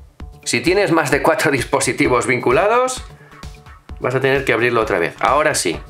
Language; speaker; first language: Spanish; native; Spanish